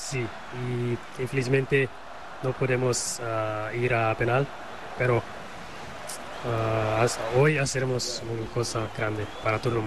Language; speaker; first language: Spanish; non-native, learner; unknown